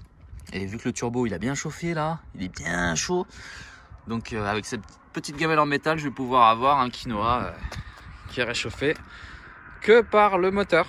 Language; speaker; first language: French; native; French